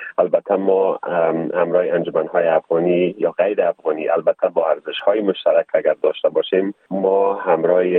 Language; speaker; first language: Persian; native; Persian